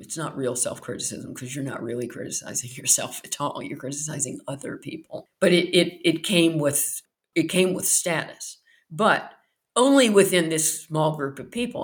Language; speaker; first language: English; native; English